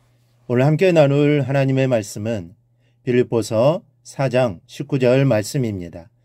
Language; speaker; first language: Korean; native; Korean